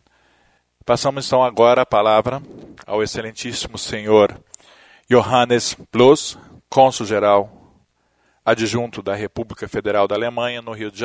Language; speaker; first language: Portuguese; native; Portuguese